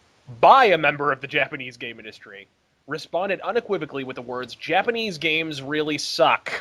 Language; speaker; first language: English; native; English